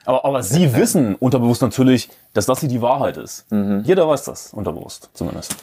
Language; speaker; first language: German; native; German